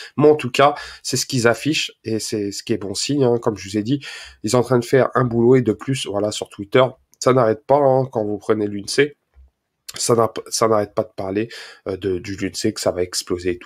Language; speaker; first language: French; native; French